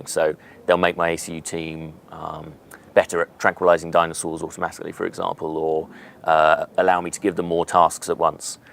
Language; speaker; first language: English; native; English